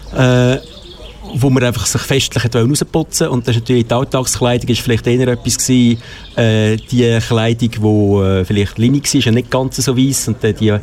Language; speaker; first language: German; native; German